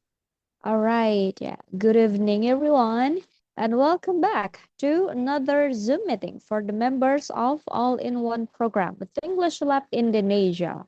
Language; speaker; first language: English; non-native, fluent; Indonesian